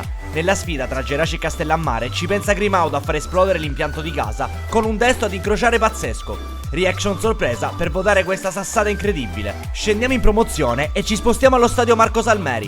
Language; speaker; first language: Italian; native; Italian